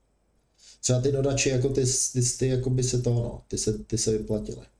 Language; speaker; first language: Czech; native; Czech